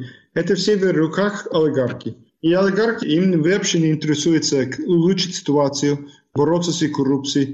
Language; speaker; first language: Russian; non-native, fluent; English